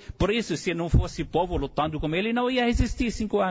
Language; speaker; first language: Portuguese; non-native, fluent; Arabic